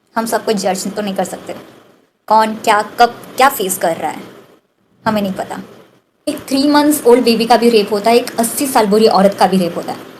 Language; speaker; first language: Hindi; non-native, local second language; Bangla